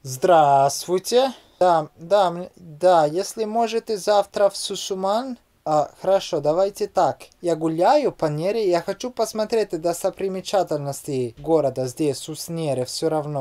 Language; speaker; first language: Russian; non-native, learner; Italian